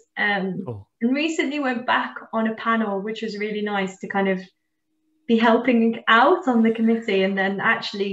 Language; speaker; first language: English; native; English